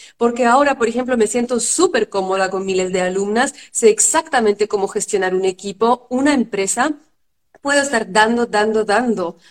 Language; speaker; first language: Spanish; non-native, fluent; French